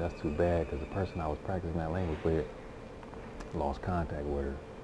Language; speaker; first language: English; native; English